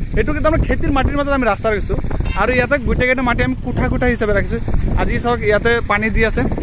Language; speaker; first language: Assamese; non-native, local second language; Bangla